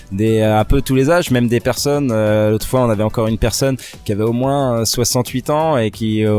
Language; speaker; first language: French; native; French